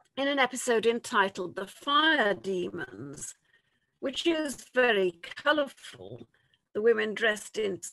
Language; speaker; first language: English; native; English